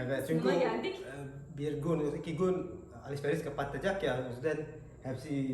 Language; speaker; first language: Turkish; non-native, learner; Indonesian